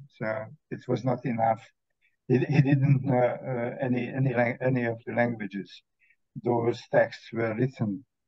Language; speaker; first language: English; non-native, fluent; Hungarian